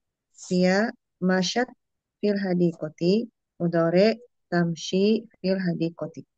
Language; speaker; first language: Arabic; non-native, learner; Indonesian